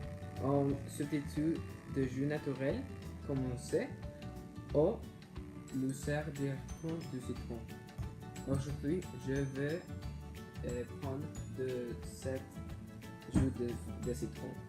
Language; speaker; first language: French; non-native, learner; English